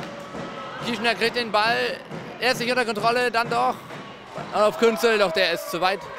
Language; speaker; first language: German; native; German